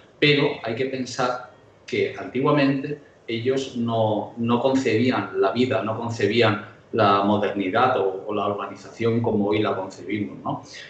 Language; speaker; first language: Spanish; early bilingual, heritage; Spanish